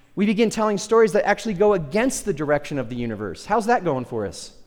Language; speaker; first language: English; early bilingual, other home language; Spanish